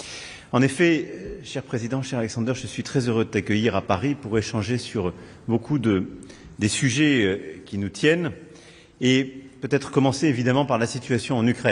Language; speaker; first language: French; native; French